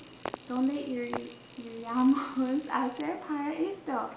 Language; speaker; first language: Spanish; non-native, learner; English